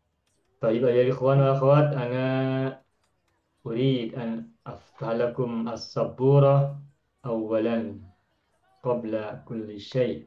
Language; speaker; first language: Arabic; non-native, fluent; Indonesian